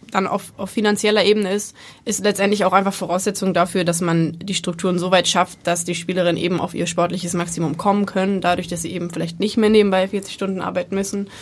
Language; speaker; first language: German; native; German